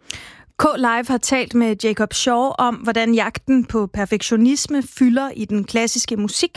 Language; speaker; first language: Danish; native; Danish